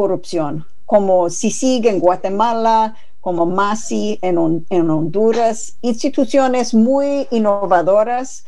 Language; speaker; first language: Spanish; non-native, fluent; English